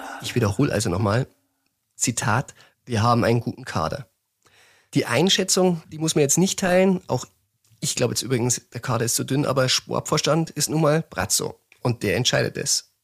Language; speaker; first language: German; native; German